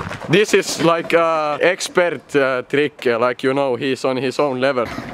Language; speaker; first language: English; non-native, learner; Finnish